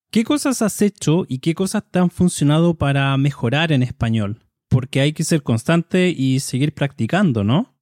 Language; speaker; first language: Spanish; native; Spanish